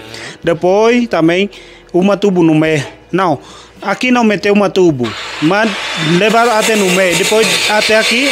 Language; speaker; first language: Portuguese; non-native, learner; Vietnamese